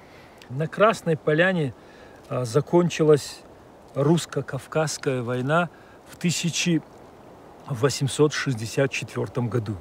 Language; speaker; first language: Russian; native; Russian